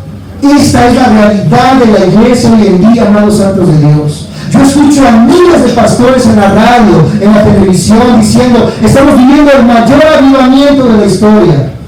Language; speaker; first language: Spanish; native; Spanish